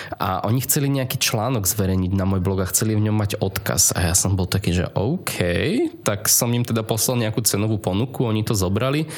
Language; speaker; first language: Slovak; native; Slovak